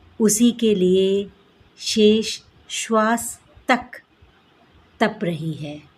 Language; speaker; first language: Hindi; non-native, local second language; Bangla